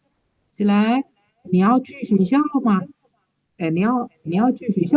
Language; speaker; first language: Chinese; non-native, learner; Indonesian